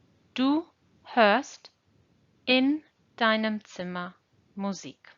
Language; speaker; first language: German; non-native, fluent; English